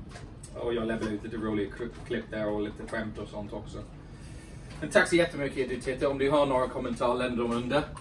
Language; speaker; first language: Swedish; non-native, fluent; English